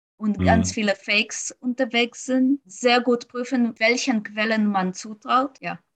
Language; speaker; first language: German; non-native, fluent; Ukrainian